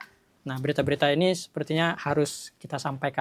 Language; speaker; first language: Indonesian; native; Indonesian